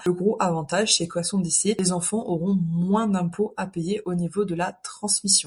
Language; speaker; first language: French; native; French